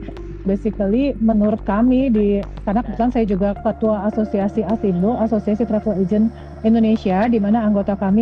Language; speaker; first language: Indonesian; native; Indonesian